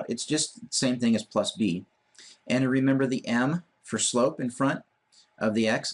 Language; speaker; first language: English; native; English